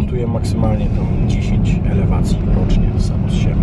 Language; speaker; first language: Russian; non-native, learner; Polish